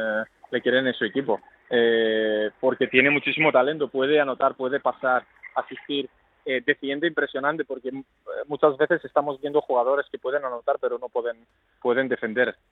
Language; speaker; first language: Spanish; non-native, fluent; Greek